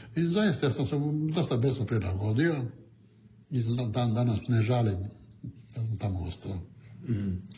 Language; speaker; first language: Croatian; non-native, local second language; Italian